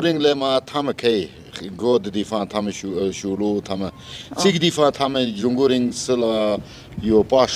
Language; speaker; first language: Chinese; non-native, learner; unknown